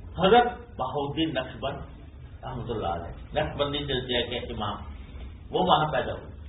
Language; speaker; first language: Urdu; native; Urdu